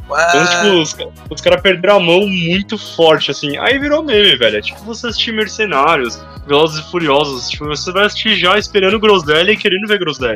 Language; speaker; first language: Portuguese; native; Portuguese